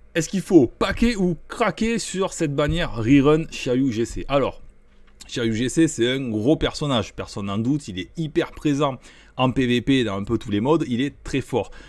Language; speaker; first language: French; native; French